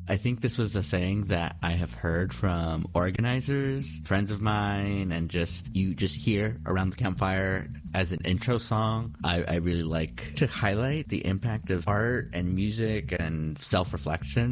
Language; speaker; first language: English; early bilingual, other home language; Spanish